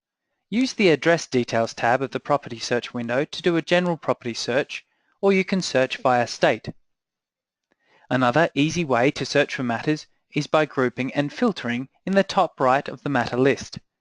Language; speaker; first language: English; native; English